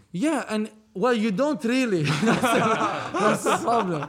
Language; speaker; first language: English; non-native, fluent; Arabic